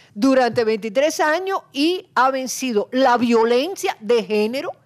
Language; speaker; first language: Spanish; native; Spanish